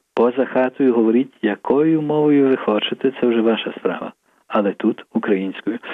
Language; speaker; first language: Ukrainian; early bilingual, heritage; Ukrainian